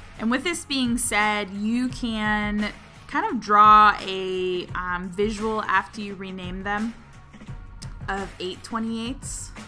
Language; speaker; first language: English; native; English